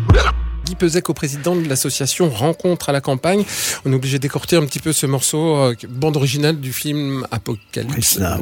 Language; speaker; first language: French; native; French